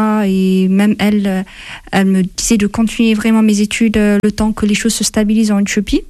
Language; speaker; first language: French; non-native, fluent; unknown